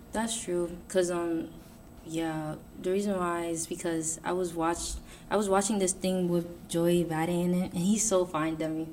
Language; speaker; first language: English; native; English